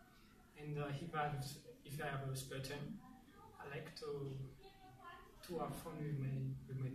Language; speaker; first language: English; non-native, learner; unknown